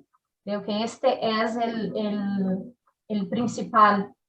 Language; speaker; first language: Spanish; non-native, learner; Portuguese